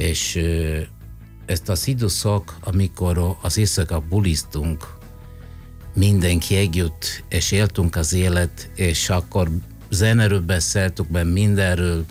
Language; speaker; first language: Hungarian; non-native, fluent; Italian